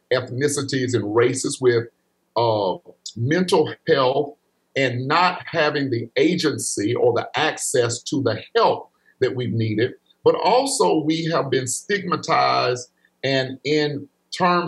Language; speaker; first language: English; native; English